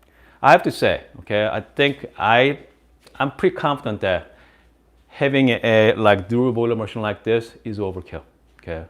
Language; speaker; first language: English; non-native, fluent; Korean